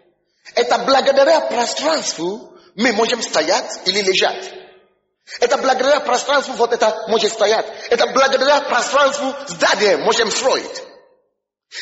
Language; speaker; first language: Russian; non-native, fluent; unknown